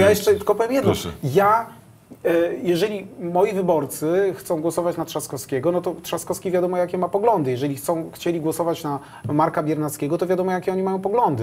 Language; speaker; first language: Polish; native; Polish